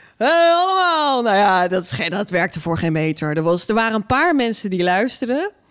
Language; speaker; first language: Dutch; native; Dutch